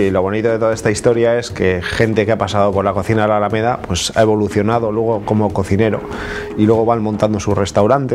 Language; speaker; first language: Spanish; native; Spanish